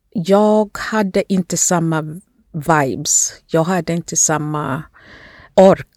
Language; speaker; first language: Swedish; non-native, fluent; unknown